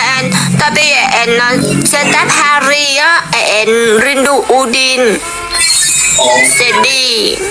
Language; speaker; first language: Indonesian; non-native, learner; Vietnamese